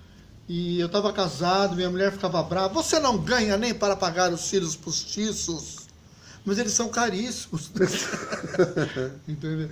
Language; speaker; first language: Portuguese; native; Portuguese